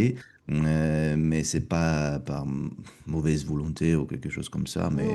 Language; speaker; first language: French; non-native, fluent; Russian